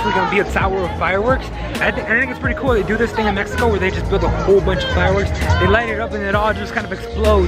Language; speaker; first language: English; early bilingual, other home language; Spanish